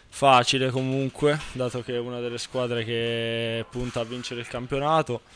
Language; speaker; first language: Italian; native; Italian